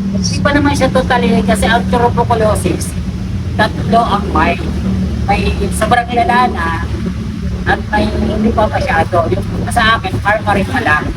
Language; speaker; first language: Filipino; non-native, local second language; Bikol